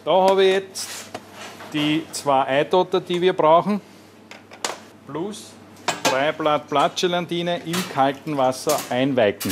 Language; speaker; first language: German; native; German